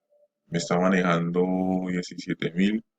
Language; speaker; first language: Spanish; native; Spanish